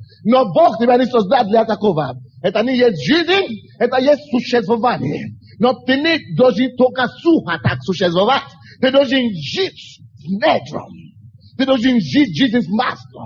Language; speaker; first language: Russian; non-native, fluent; Yoruba